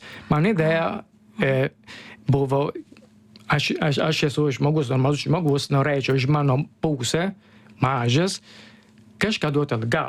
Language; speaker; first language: Lithuanian; non-native, learner; Italian